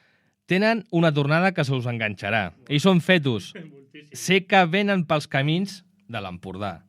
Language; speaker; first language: Catalan; native; Catalan